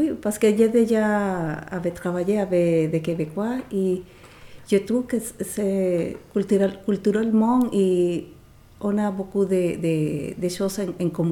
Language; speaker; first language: French; non-native, fluent; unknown